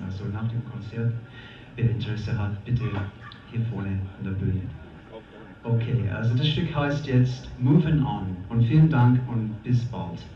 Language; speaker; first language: German; non-native, fluent; English